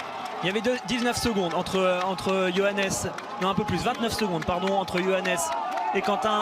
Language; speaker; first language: French; native; French